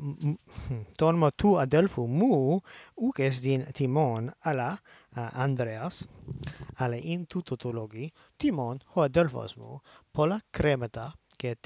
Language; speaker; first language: Greek; non-native, learner; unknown